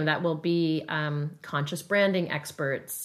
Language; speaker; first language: English; native; English